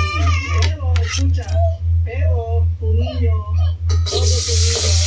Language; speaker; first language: Spanish; non-native, learner; Filipino